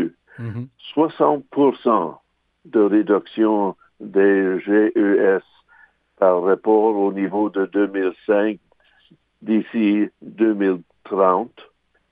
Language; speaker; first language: French; non-native, local second language; English